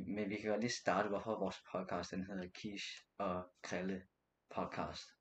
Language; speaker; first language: Danish; early bilingual, other home language; Nepali